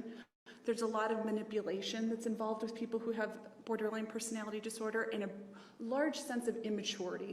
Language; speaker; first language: English; native; English